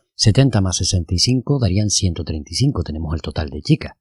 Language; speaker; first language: Spanish; native; Spanish